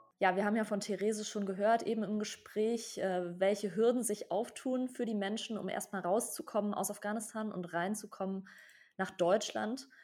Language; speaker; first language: German; native; German